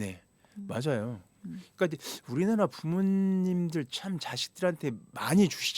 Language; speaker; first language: Korean; native; Korean